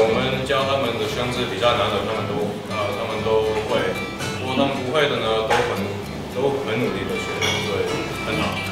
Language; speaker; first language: Chinese; early bilingual, heritage; English